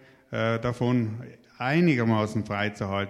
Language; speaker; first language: German; native; German